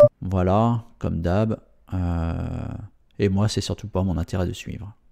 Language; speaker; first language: French; native; French